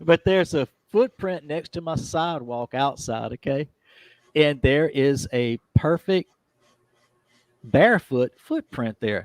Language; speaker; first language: English; native; English